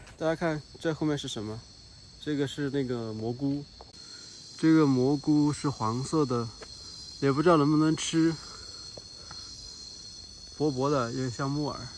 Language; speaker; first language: Chinese; native; Chinese